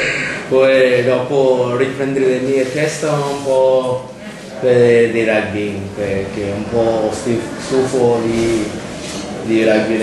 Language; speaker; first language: Italian; non-native, learner; English